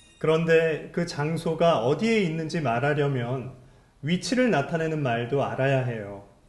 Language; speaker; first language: Korean; native; Korean